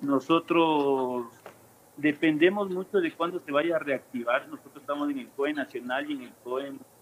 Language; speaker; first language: Spanish; native; Spanish